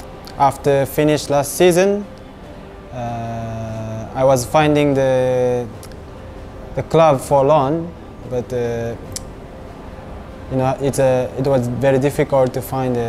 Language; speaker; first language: English; non-native, learner; Japanese